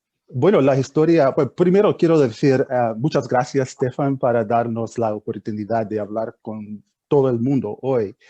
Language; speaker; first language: Spanish; non-native, fluent; English